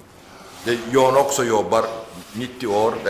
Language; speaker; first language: Swedish; non-native, learner; Turkmen